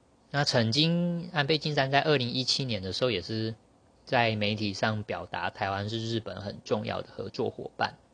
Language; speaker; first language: Chinese; native; Chinese